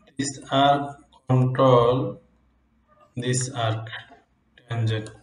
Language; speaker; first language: English; non-native, local second language; Bangla